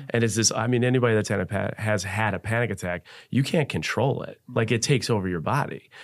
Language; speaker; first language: English; native; English